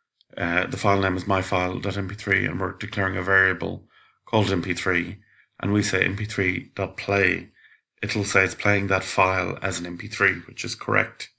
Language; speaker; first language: English; native; English